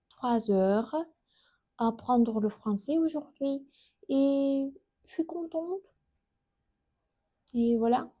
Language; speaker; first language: French; non-native, learner; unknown